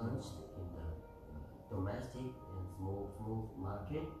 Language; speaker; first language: English; non-native, learner; Korean